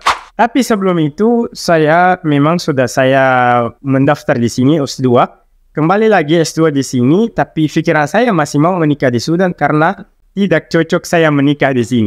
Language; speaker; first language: Indonesian; non-native, local second language; Arabic